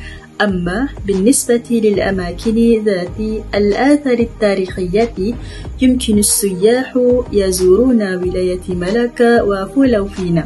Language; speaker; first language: Arabic; non-native, learner; Malay